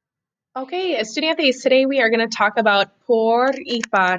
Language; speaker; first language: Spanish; non-native, fluent; English